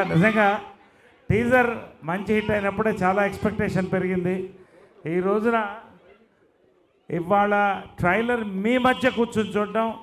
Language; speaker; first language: Telugu; native; Telugu